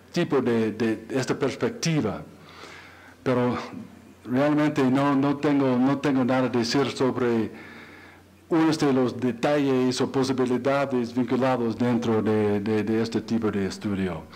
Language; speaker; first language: Spanish; non-native, learner; English